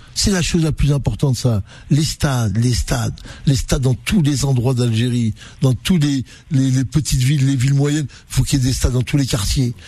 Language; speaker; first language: French; non-native, local second language; Arabic